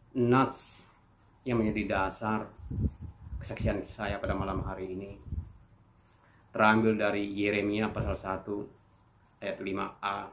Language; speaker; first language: Indonesian; non-native, local second language; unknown